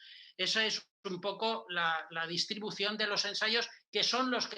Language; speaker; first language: Spanish; native; Spanish